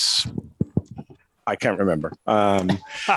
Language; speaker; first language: English; native; English